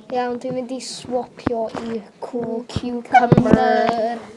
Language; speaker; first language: Welsh; non-native, local second language; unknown